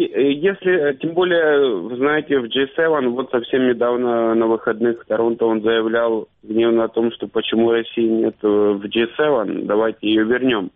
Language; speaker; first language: Russian; native; Russian